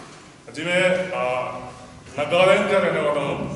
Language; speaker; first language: Hindi; non-native, local second language; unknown